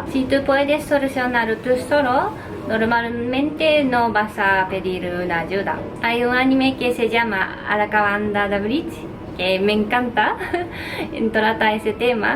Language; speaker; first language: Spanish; non-native, fluent; Japanese